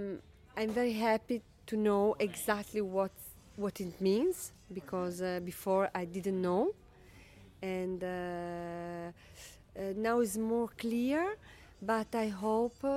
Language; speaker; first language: English; non-native, learner; Italian